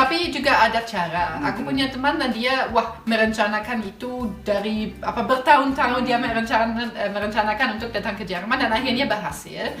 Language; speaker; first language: Indonesian; non-native, fluent; German